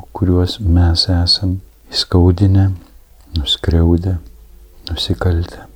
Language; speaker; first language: Lithuanian; native; Lithuanian